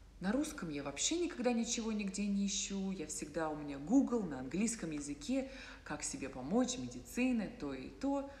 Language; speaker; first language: Russian; native; Russian